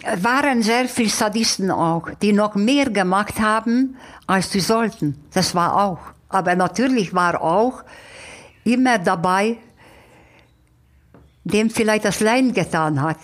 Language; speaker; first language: German; non-native, fluent; Hungarian